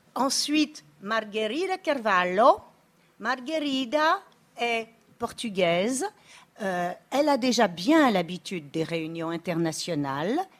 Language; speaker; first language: French; native; French